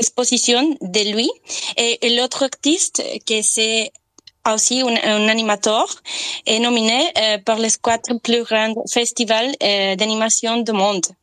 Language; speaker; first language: French; non-native, learner; Spanish